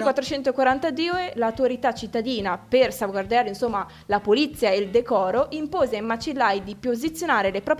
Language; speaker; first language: Italian; native; Italian